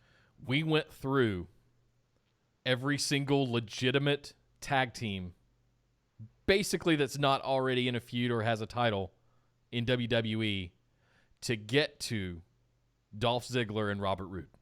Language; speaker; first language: English; native; English